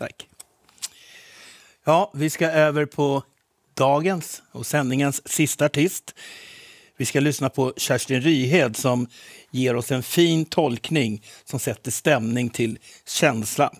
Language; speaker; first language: Swedish; native; Swedish